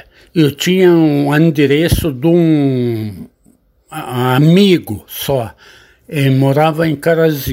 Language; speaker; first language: Portuguese; non-native, learner; Arabic